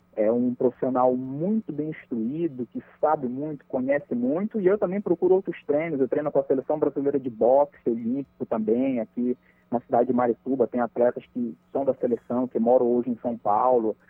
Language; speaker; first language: Portuguese; native; Portuguese